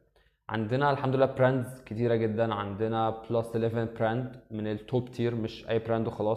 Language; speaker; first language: Arabic; native; Arabic